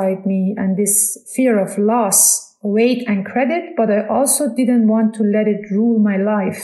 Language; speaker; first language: English; non-native, fluent; Persian